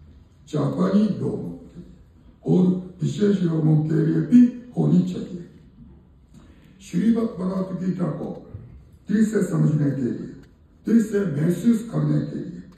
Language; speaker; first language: Hindi; non-native, fluent; Japanese